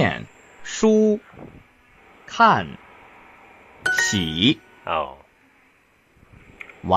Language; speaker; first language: Chinese; non-native, learner; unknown